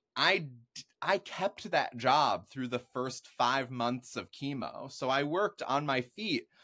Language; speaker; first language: English; native; English